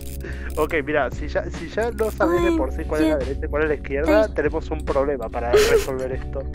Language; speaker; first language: Spanish; native; Spanish